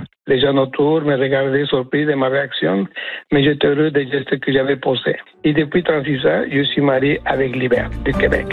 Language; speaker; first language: French; non-native, fluent; Spanish